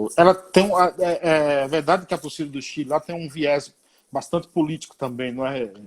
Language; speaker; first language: Portuguese; native; Portuguese